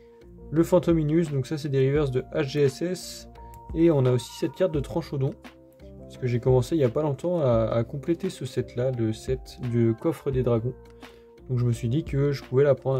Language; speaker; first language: French; native; French